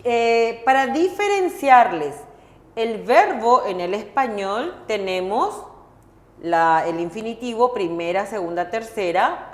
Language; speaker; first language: Spanish; non-native, fluent; Korean